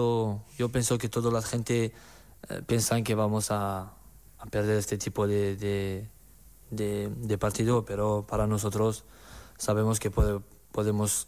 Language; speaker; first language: Spanish; non-native, learner; French